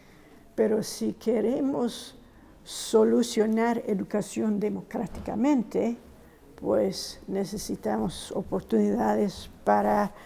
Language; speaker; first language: Spanish; non-native, fluent; English